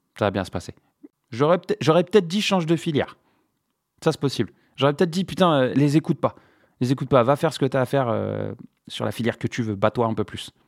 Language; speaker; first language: French; non-native, local second language; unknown